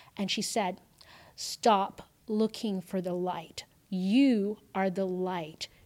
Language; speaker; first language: English; early bilingual, other home language; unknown